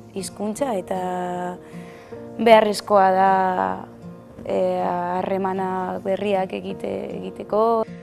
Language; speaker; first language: Basque; non-native, local second language; Spanish